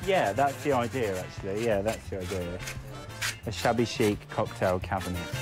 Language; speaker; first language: English; native; English